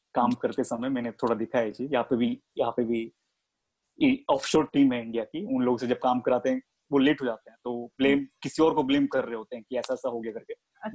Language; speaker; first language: Hindi; native; Hindi